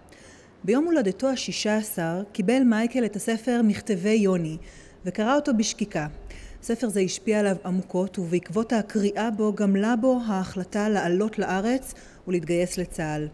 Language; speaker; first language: Hebrew; native; Hebrew